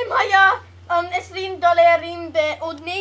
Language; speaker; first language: Hebrew; non-native, learner; English